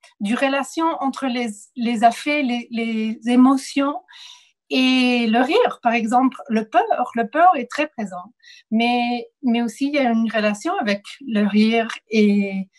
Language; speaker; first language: French; non-native, fluent; Spanish